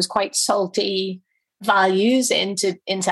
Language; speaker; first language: English; native; English